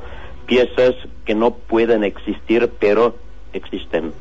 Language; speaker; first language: Spanish; non-native, learner; German